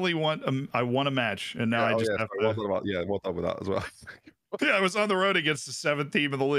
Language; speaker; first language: English; native; English